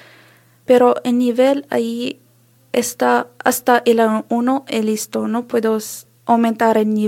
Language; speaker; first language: Spanish; non-native, learner; Arabic